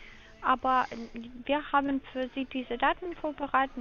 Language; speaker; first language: German; non-native, learner; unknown